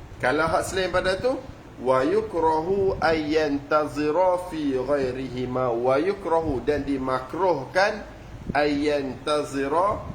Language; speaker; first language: Malay; native; Malay